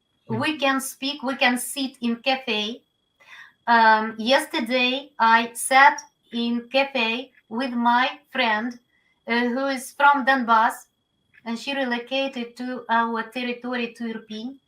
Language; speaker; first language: English; non-native, learner; Ukrainian